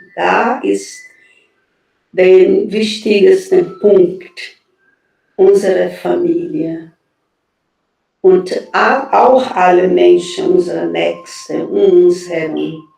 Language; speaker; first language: German; non-native, fluent; Portuguese